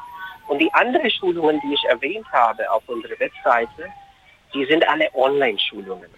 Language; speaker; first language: German; non-native, fluent; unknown